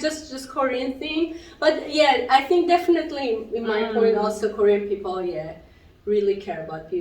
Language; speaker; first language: English; non-native, local second language; Persian